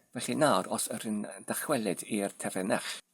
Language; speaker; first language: Welsh; non-native, learner; Polish